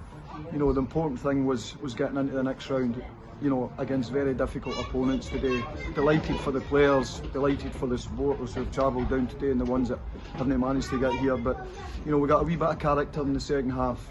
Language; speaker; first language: English; native; English